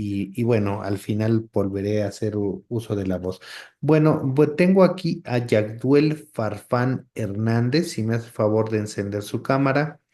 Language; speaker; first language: Spanish; native; Spanish